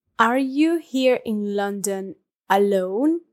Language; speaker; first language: English; non-native, learner; Spanish